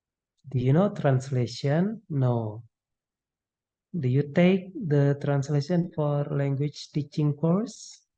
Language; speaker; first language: English; non-native, local second language; Indonesian